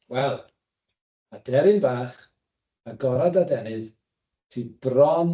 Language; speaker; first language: Welsh; native; Welsh